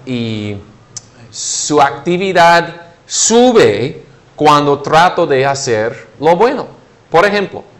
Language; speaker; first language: Spanish; non-native, fluent; English